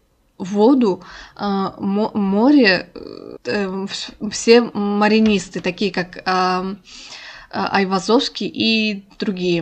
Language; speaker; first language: Russian; non-native, local second language; Kazakh